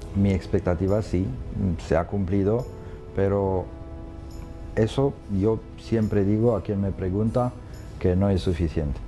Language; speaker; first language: Spanish; non-native, fluent; Romanian